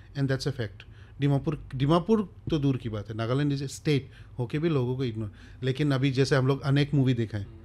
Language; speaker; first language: Hindi; non-native, local second language; Bangla